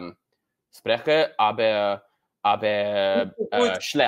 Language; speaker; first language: German; non-native, learner; English